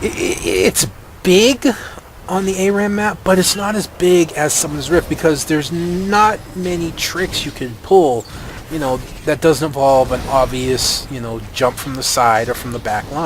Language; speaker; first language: English; native; English